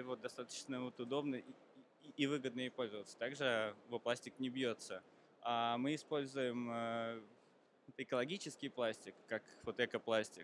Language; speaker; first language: Russian; native; Russian